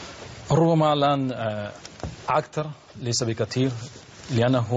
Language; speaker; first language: Arabic; non-native, learner; Spanish